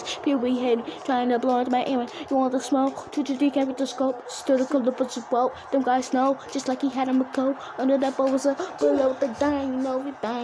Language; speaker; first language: English; native; English